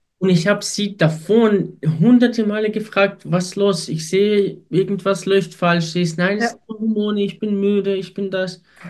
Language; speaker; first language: German; non-native, fluent; Ukrainian